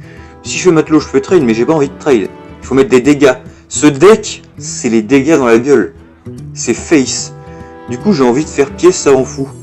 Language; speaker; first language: French; native; French